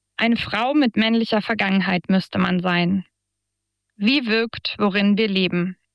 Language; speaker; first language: German; native; German